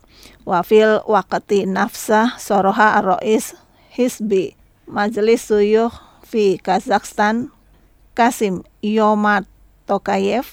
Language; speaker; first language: Arabic; non-native, fluent; Indonesian